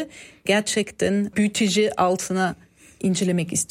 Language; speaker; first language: Turkish; non-native, fluent; German